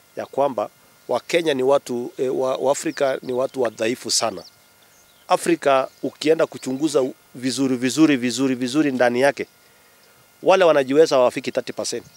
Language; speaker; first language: Swahili; non-native, local second language; Kalenjin